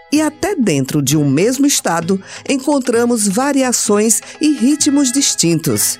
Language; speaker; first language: Portuguese; native; Portuguese